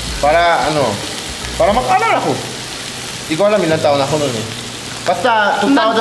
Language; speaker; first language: Filipino; non-native, fluent; Korean